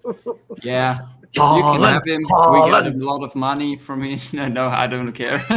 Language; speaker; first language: English; non-native, fluent; German